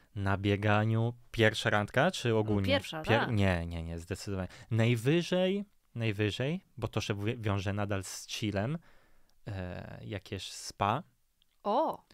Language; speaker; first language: Polish; non-native, fluent; Italian